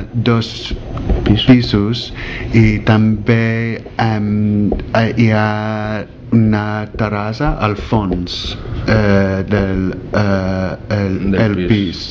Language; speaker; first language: Catalan; non-native, learner; English